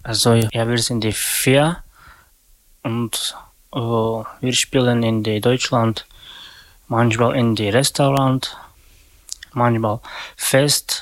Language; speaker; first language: German; non-native, learner; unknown